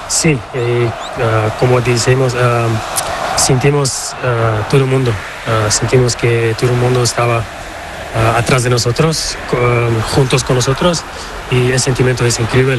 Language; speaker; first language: Spanish; non-native, learner; Portuguese